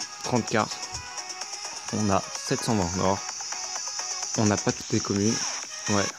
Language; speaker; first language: French; native; French